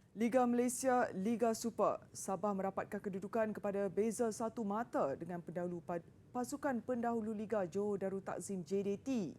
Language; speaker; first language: Malay; native; Malay